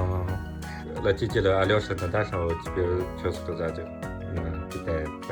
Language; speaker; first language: Russian; non-native, learner; Chinese